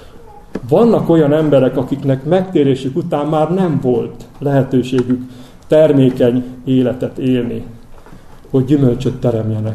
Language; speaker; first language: Hungarian; native; Hungarian